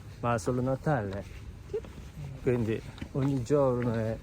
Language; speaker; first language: Italian; non-native, learner; Korean